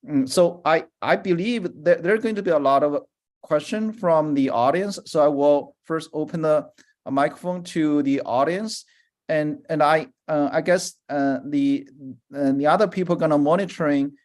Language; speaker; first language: English; non-native, fluent; Chinese